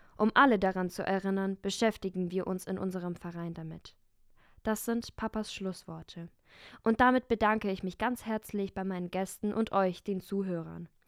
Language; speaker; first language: German; early bilingual, other home language; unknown